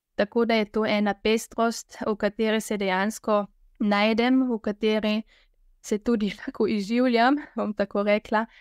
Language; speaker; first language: Slovenian; native; Slovenian